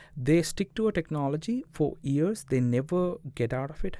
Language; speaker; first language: English; non-native, local second language; Tamil